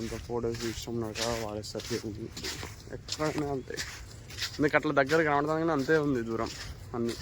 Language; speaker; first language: Telugu; native; Telugu